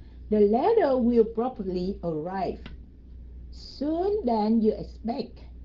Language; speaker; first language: English; non-native, fluent; Vietnamese